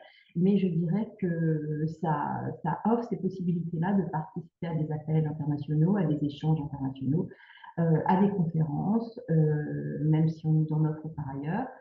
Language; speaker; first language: French; native; French